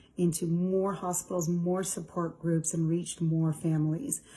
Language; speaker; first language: English; native; English